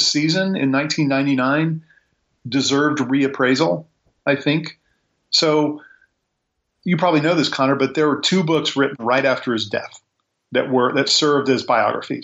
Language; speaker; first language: English; native; English